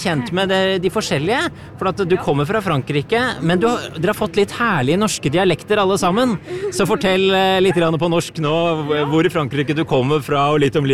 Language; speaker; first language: Norwegian; native; Norwegian